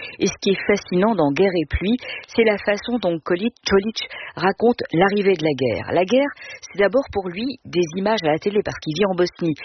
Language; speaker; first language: French; native; French